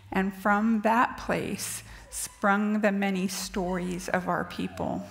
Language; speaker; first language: English; native; English